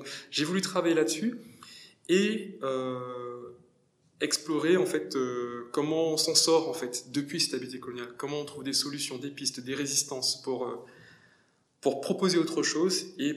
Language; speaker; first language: French; native; French